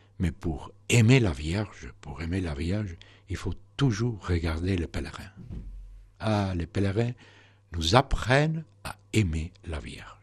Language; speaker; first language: French; non-native, fluent; Spanish